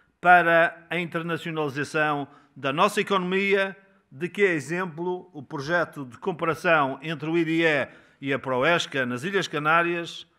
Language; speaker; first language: Portuguese; native; Portuguese